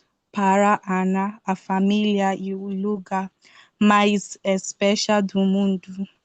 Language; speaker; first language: Portuguese; non-native, learner; English